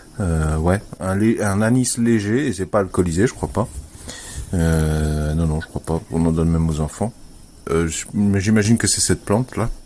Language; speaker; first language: French; native; French